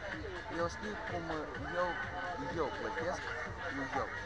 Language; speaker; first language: Romanian; non-native, learner; Russian